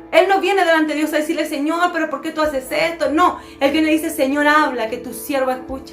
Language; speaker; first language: Spanish; native; Spanish